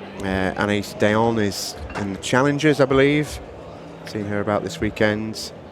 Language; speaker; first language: English; native; English